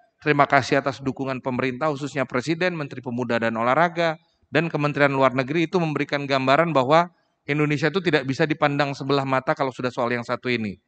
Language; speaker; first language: Indonesian; native; Indonesian